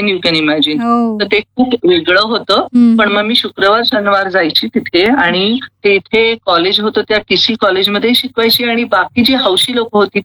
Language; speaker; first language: Marathi; non-native, local second language; Kannada